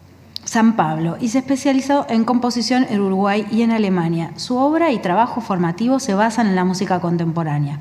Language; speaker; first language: Spanish; native; Spanish